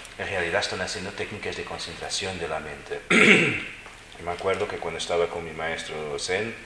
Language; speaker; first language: Spanish; non-native, fluent; Portuguese